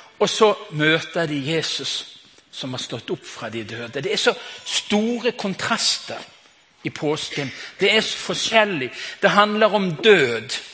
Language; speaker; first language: Norwegian; native; Norwegian